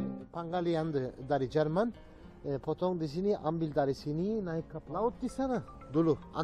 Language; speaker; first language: Indonesian; non-native, learner; Turkish